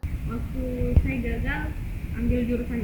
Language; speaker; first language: Indonesian; native; Indonesian